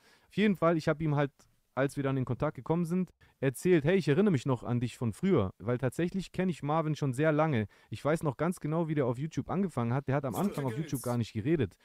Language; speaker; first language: German; native; German